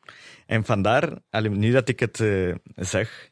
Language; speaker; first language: Dutch; non-native, fluent; Spanish